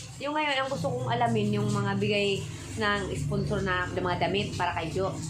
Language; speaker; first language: Filipino; native; Filipino